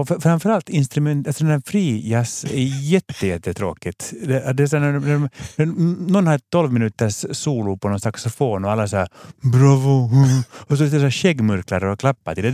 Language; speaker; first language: Swedish; native; Swedish